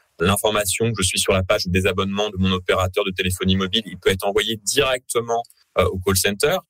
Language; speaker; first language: French; native; French